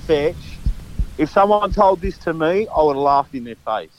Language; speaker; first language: English; native; English